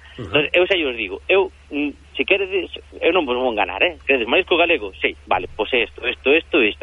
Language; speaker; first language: Galician; early bilingual, heritage; Galician